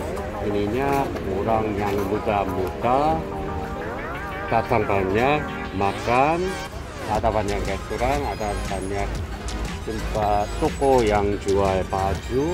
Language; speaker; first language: Indonesian; non-native, learner; Korean